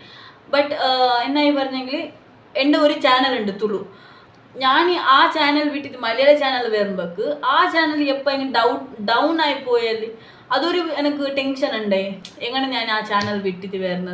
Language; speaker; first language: Malayalam; non-native, local second language; Tulu